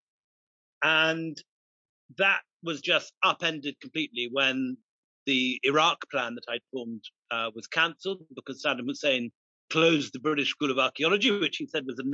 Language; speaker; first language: English; native; English